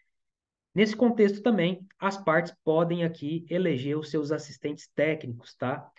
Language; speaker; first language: Portuguese; native; Portuguese